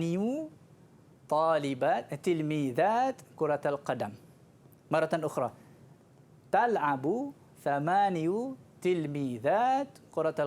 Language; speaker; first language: Arabic; non-native, fluent; Malay